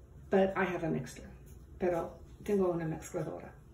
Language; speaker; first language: English; native; English